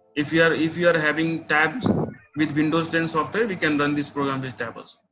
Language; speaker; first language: English; non-native, local second language; Nepali